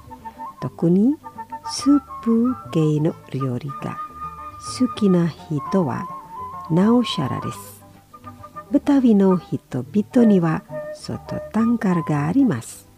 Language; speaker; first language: Japanese; non-native, fluent; Indonesian